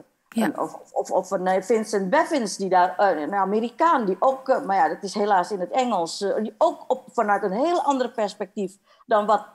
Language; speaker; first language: Dutch; non-native, fluent; Indonesian